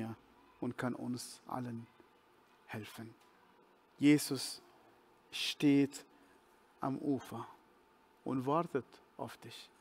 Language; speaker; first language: German; non-native, fluent; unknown